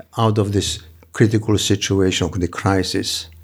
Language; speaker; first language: English; non-native, fluent; Polish